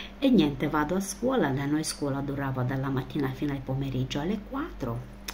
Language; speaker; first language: Italian; non-native, fluent; Romanian